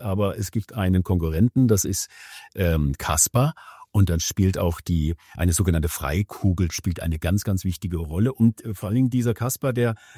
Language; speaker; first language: German; native; German